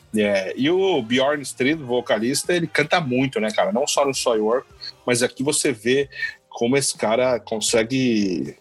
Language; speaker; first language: Portuguese; native; Portuguese